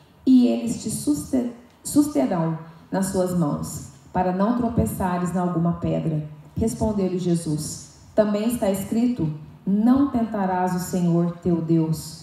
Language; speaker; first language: Portuguese; native; Portuguese